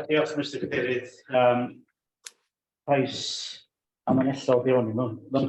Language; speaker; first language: Welsh; native; Welsh